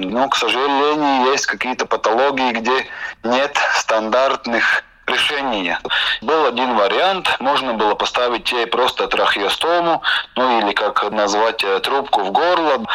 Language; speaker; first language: Russian; non-native, local second language; Latvian